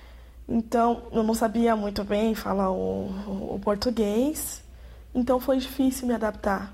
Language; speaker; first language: Portuguese; non-native, fluent; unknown